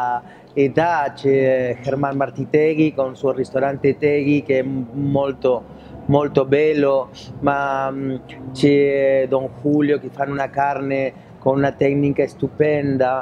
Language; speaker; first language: Italian; non-native, fluent; Spanish